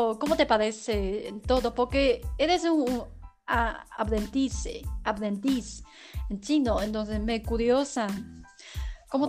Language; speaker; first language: Spanish; non-native, learner; Chinese